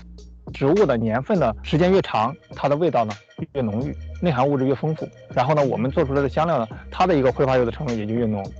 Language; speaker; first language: Chinese; native; Chinese